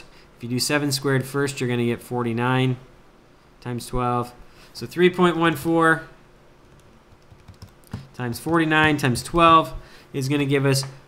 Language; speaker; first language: English; native; English